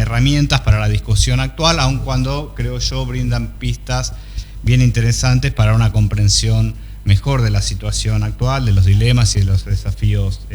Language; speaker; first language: Spanish; native; Spanish